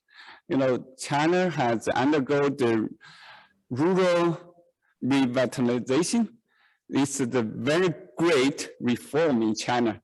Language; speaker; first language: English; non-native, learner; Chinese